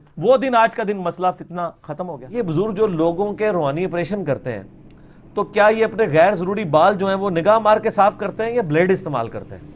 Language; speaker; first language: Urdu; non-native, local second language; Punjabi